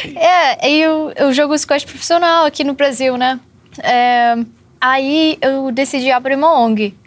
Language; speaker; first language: Portuguese; non-native, fluent; English